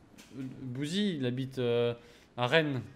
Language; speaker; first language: French; native; French